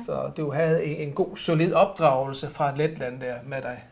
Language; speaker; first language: Danish; native; Danish